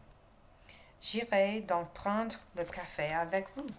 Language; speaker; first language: French; non-native, learner; English